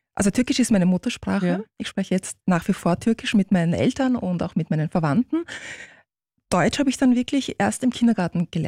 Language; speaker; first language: German; early bilingual, other home language; Turkish